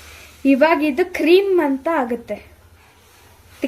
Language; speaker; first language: Kannada; native; Kannada